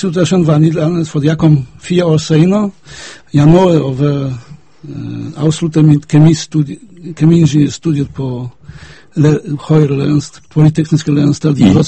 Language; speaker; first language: Danish; non-native, fluent; Polish